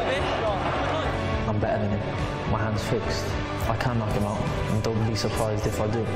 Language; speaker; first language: English; native; English